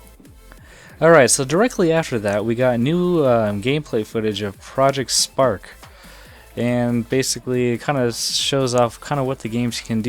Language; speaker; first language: English; native; English